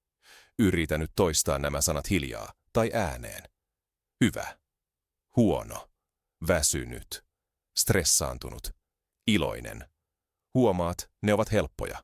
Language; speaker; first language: Finnish; non-native, fluent; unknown